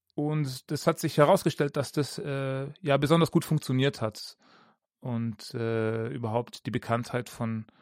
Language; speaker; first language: German; native; German